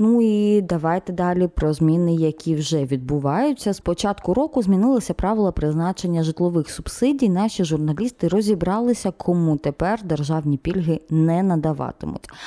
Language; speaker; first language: Ukrainian; non-native, local second language; Russian